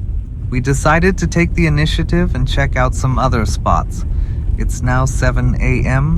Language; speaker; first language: English; non-native, local second language; Sinhala